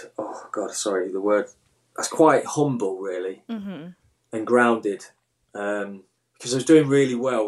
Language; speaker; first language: English; native; English